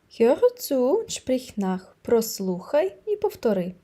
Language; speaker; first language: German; non-native, fluent; Ukrainian